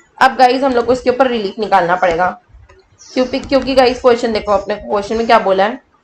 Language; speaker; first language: Hindi; native; Hindi